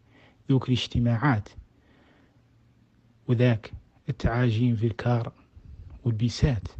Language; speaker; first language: Arabic; native; Arabic